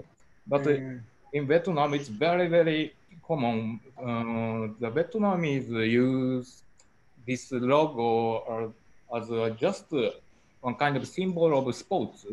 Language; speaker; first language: English; non-native, learner; Japanese